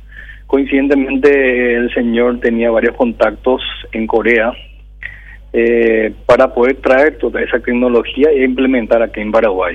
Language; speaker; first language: Spanish; early bilingual, other home language; Korean